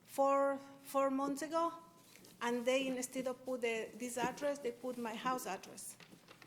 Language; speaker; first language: English; non-native, fluent; Spanish